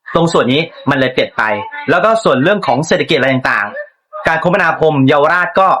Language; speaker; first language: Thai; native; Thai